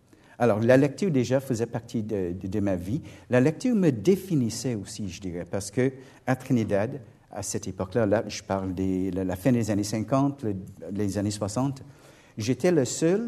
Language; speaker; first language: French; non-native, fluent; English